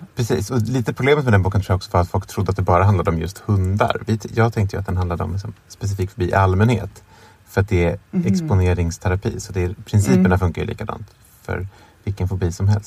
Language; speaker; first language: Swedish; native; Swedish